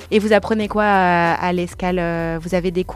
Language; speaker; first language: French; native; French